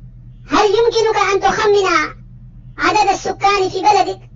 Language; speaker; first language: Arabic; non-native, fluent; Urdu